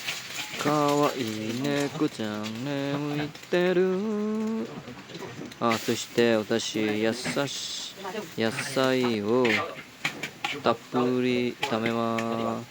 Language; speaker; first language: Japanese; non-native, learner; Vietnamese